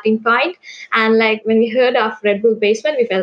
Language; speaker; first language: English; non-native, local second language; Sinhala